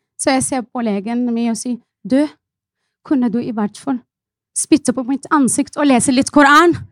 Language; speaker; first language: Norwegian; non-native, fluent; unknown